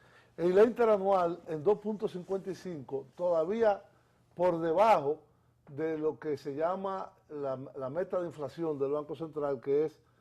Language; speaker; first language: Spanish; native; Spanish